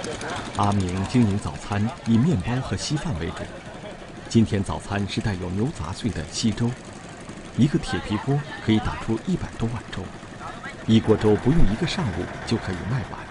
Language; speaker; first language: Chinese; native; Chinese